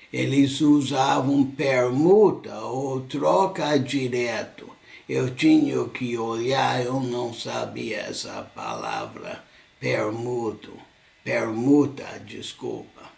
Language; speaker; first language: Portuguese; non-native, fluent; English